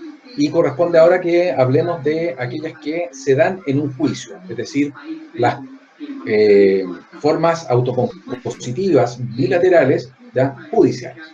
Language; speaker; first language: Spanish; native; Spanish